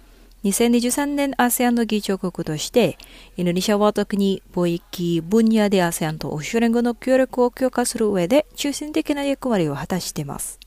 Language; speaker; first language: Japanese; non-native, fluent; Indonesian